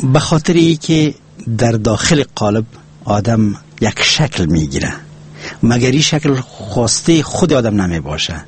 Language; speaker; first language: Persian; non-native, local second language; Pashto